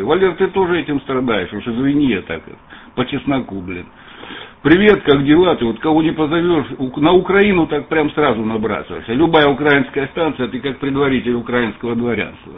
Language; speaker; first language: Russian; native; Russian